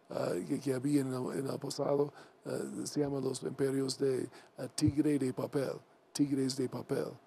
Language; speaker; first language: Spanish; non-native, learner; English